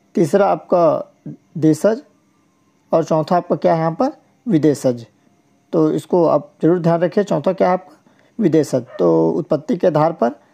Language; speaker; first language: Hindi; native; Hindi